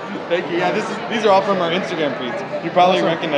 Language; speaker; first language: English; native; English